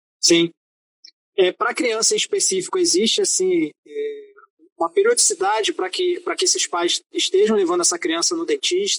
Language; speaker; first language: Portuguese; native; Portuguese